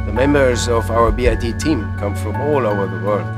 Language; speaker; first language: English; non-native, fluent; German